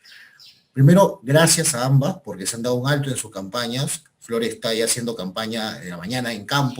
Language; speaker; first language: Spanish; native; Spanish